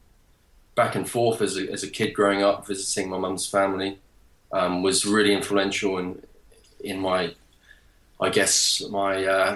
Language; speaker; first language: English; native; English